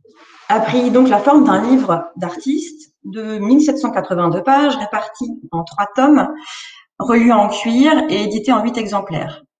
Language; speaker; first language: French; native; French